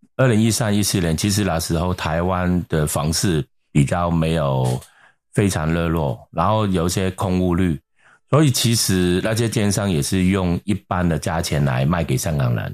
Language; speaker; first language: Chinese; non-native, local second language; Cantonese